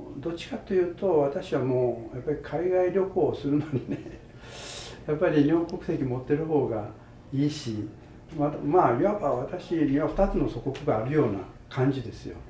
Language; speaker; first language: Japanese; native; Japanese